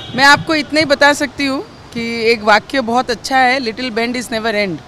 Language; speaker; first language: Hindi; non-native, local second language; Marathi